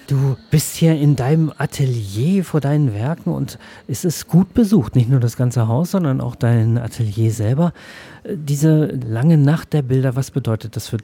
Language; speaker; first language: German; native; German